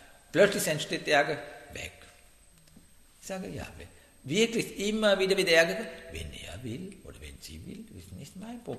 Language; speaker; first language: German; non-native, fluent; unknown